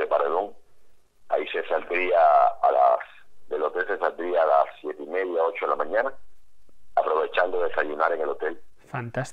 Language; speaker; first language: Spanish; native; Spanish